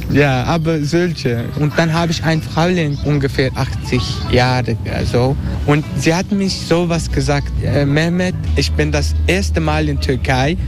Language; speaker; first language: German; non-native, learner; Turkish